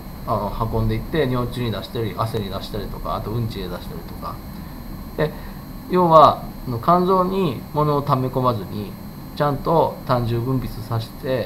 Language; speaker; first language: Japanese; native; Japanese